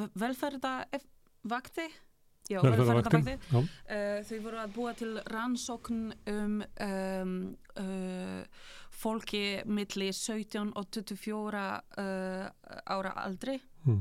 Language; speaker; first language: Icelandic; non-native, fluent; Polish